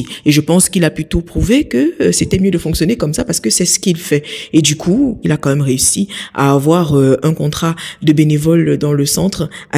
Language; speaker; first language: French; native; French